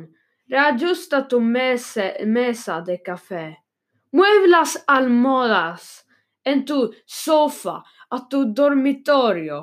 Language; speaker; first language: Spanish; non-native, learner; Swedish